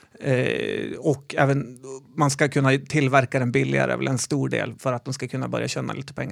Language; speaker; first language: Swedish; native; Swedish